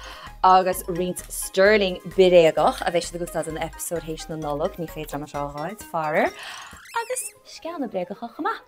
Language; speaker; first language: Irish; native; Irish